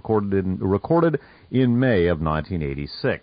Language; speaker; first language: English; native; English